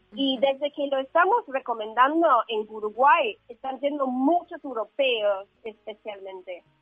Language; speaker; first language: Spanish; non-native, fluent; English